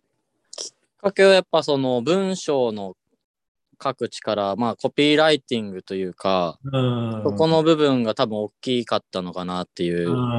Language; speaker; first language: Japanese; native; Japanese